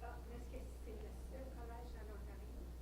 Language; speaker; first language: French; native; French